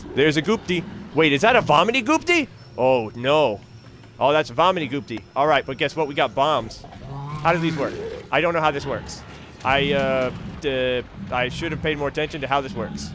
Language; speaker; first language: English; native; English